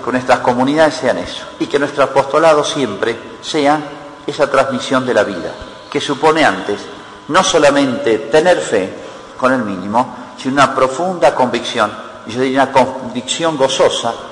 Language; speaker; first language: Spanish; native; Spanish